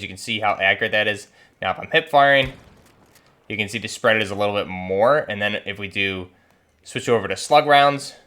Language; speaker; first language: English; native; English